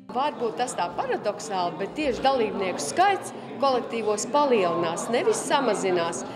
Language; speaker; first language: Latvian; native; Latvian